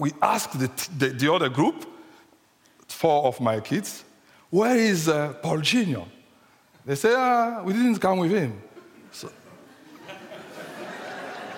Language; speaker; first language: English; non-native, fluent; French